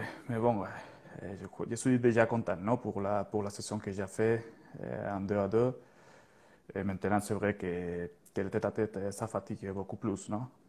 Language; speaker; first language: French; non-native, learner; Spanish